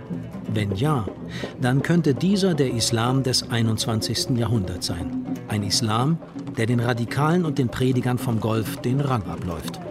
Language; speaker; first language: German; native; German